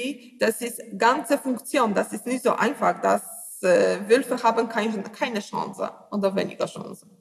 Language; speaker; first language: German; non-native, learner; Polish